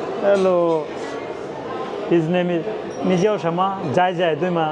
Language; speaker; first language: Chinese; non-native, learner; Bangla